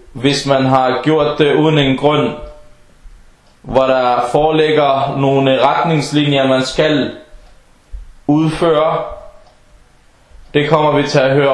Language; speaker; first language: Danish; non-native, fluent; Arabic